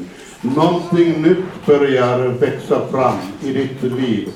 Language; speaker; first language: Swedish; non-native, fluent; Finnish